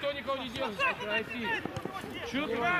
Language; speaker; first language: Russian; native; Russian